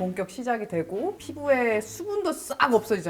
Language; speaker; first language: Korean; native; Korean